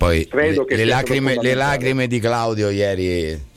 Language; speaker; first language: Italian; native; Italian